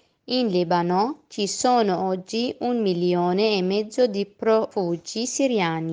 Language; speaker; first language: Italian; non-native, fluent; Arabic